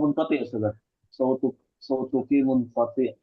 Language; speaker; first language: Arabic; non-native, learner; Indonesian